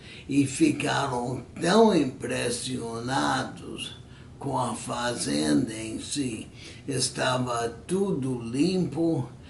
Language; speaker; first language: Portuguese; non-native, fluent; English